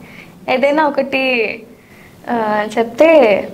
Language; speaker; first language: Telugu; non-native, learner; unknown